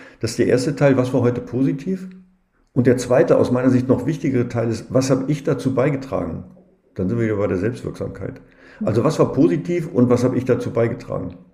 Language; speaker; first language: German; native; German